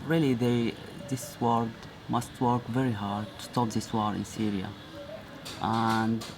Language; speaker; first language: English; non-native, learner; Arabic